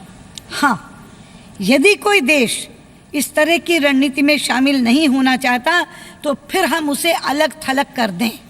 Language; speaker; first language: Hindi; native; Hindi